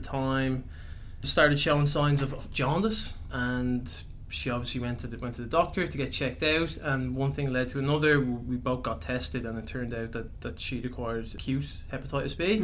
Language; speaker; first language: English; native; English